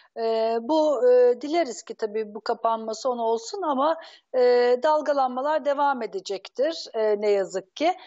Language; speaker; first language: Turkish; native; Turkish